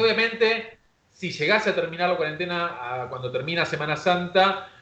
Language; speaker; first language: Spanish; native; Spanish